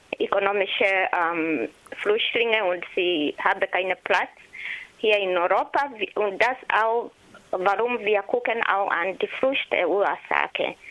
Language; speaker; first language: German; non-native, learner; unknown